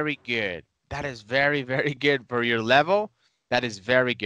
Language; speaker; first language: English; non-native, fluent; Spanish